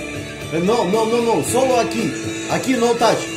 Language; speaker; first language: Spanish; non-native, learner; Russian